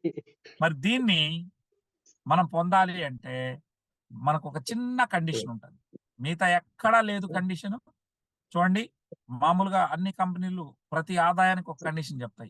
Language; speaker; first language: Telugu; native; Telugu